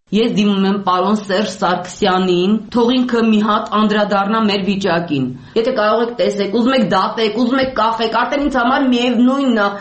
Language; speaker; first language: Armenian; native; Armenian